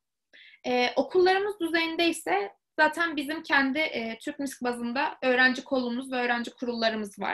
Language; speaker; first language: Turkish; native; Turkish